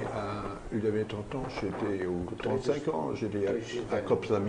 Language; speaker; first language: French; non-native, learner; German